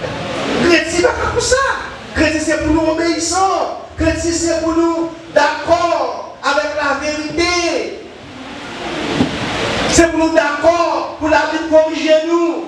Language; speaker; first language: French; non-native, learner; Haitian Creole